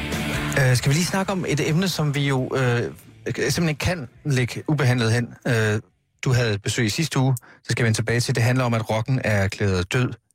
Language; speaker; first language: Danish; native; Danish